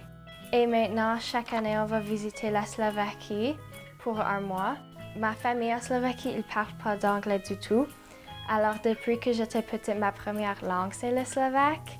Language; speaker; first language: French; non-native, local second language; Slovak